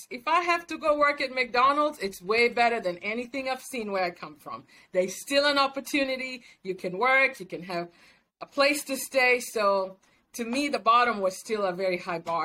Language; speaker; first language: English; non-native, local second language; Swahili